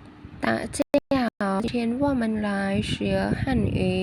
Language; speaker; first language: Chinese; non-native, fluent; Khmer